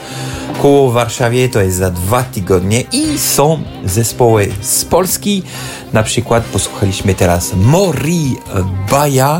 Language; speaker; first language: Polish; non-native, fluent; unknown